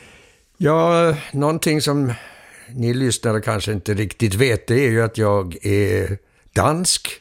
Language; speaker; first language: Swedish; early bilingual, heritage; Swedish